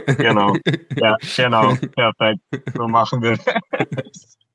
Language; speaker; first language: German; native; German